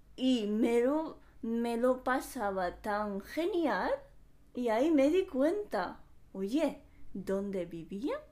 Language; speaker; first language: Spanish; non-native, fluent; Japanese